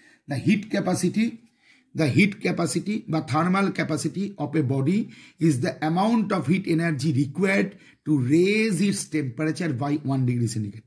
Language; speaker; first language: English; non-native, local second language; Bangla